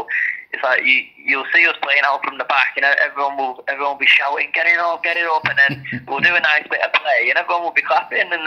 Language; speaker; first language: English; native; English